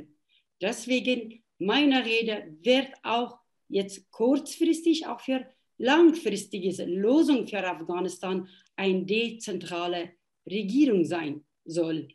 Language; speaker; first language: German; non-native, fluent; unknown